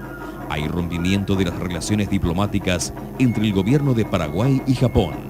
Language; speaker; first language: Spanish; native; Spanish